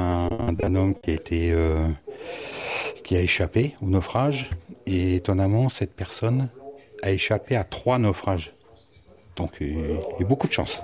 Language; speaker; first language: French; native; French